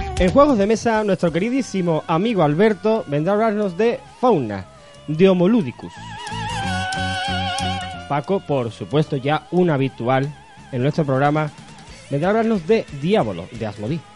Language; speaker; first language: Spanish; native; Spanish